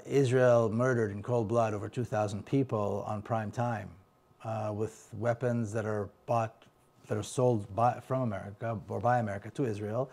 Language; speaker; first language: English; non-native, fluent; Hebrew